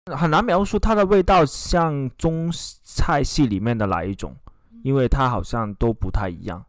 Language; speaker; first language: Chinese; native; Chinese